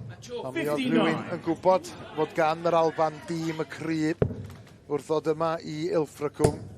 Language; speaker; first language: Welsh; native; Welsh